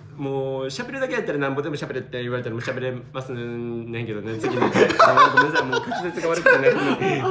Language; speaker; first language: Japanese; native; Japanese